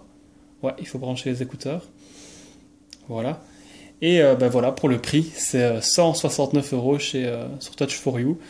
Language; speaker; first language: French; native; French